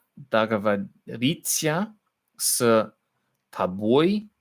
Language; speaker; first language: Russian; non-native, learner; English